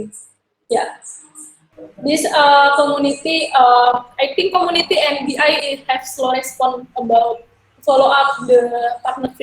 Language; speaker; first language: English; non-native, learner; Indonesian